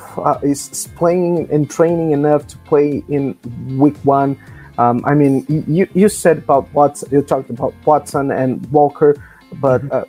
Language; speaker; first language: English; non-native, fluent; Portuguese